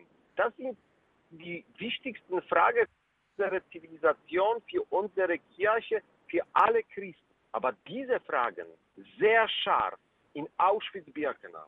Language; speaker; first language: German; non-native, fluent; Polish